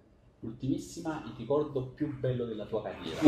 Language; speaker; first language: Italian; native; Italian